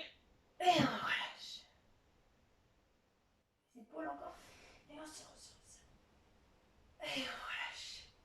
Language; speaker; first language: French; native; French